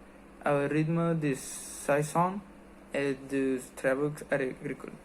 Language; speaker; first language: French; non-native, learner; Spanish